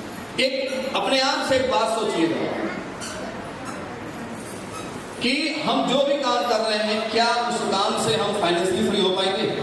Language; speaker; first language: Hindi; native; Hindi